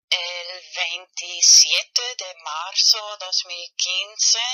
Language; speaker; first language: Spanish; non-native, fluent; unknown